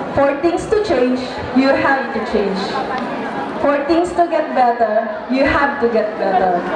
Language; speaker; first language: English; non-native, local second language; Filipino